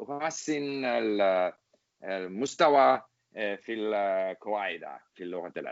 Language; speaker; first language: Arabic; non-native, learner; English